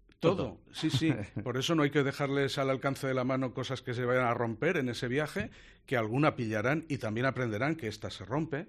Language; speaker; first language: Spanish; native; Spanish